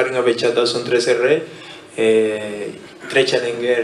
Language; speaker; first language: French; non-native, learner; Spanish